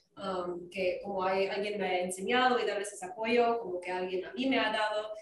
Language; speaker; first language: Spanish; non-native, fluent; English